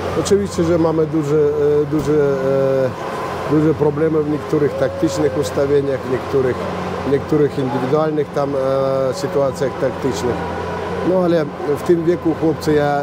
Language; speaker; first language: Polish; non-native, fluent; Russian